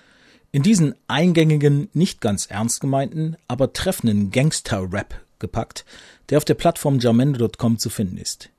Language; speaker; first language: German; native; German